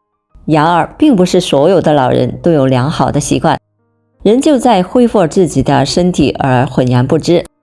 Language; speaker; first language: Chinese; native; Chinese